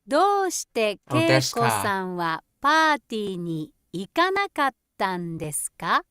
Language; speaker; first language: Japanese; non-native, learner; English